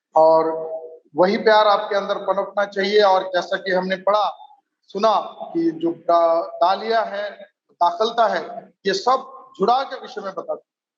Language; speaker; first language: Hindi; non-native, local second language; Marathi